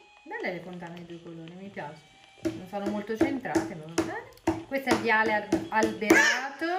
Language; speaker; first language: Italian; native; Italian